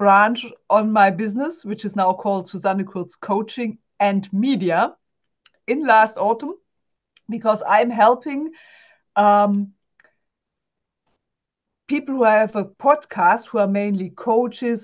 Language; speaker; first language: English; non-native, fluent; German